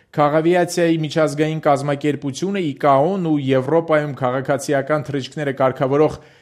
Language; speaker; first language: Armenian; native; Armenian